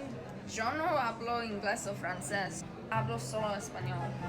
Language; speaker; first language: Spanish; non-native, learner; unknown